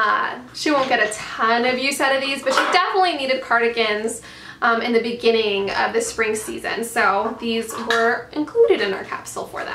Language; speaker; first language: English; native; English